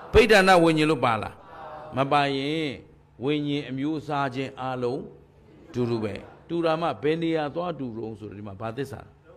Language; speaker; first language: Burmese; native; Burmese